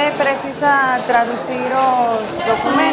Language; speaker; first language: Portuguese; non-native, learner; Spanish